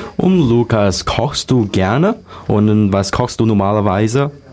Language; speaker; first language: German; non-native, learner; Chinese